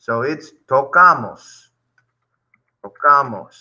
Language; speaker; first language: Spanish; non-native, fluent; English